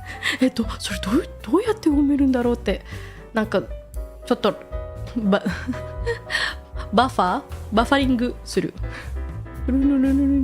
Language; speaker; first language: Japanese; non-native, fluent; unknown